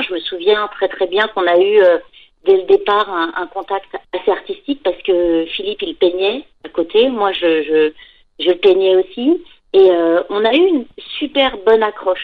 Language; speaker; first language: French; native; French